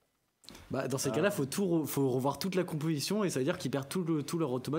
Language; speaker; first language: French; native; French